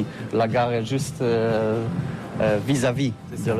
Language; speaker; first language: French; non-native, learner; Polish